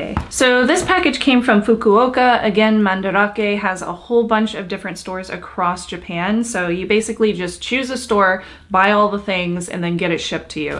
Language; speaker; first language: English; native; English